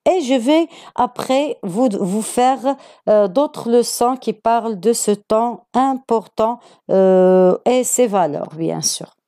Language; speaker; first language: French; non-native, local second language; Arabic